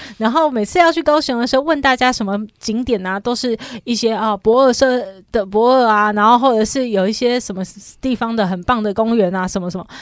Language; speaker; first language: Chinese; native; Chinese